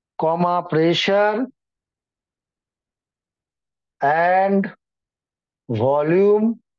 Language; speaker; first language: English; non-native, local second language; Hindi